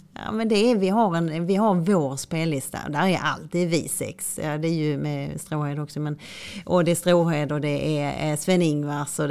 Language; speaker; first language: Swedish; native; Swedish